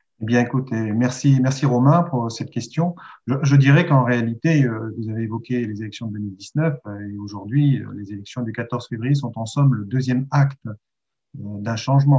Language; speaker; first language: French; native; French